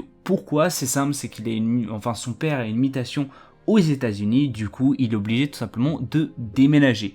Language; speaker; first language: French; native; French